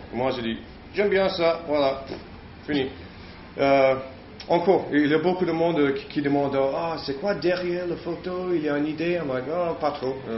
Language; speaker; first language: French; non-native, learner; English